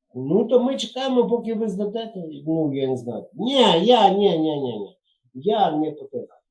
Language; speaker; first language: Ukrainian; non-native, local second language; Yiddish